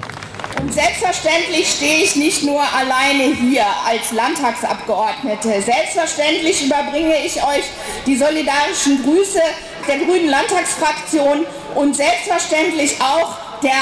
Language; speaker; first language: German; native; German